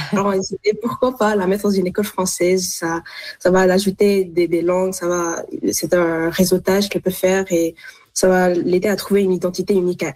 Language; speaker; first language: French; non-native, local second language; Arabic